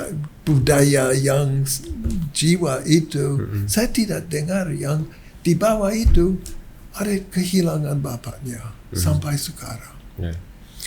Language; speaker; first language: Indonesian; non-native, learner; English